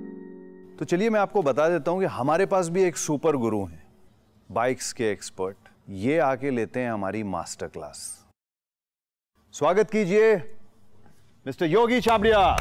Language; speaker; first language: Hindi; native; Hindi